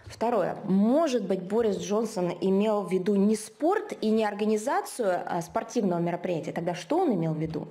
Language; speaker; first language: Russian; native; Russian